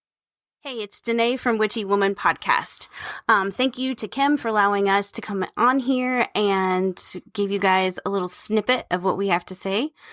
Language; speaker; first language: English; native; English